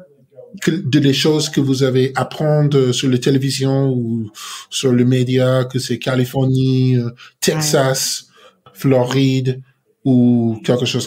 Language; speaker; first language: French; non-native, learner; English